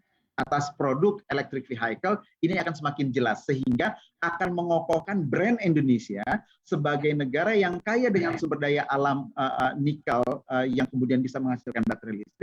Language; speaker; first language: Indonesian; native; Indonesian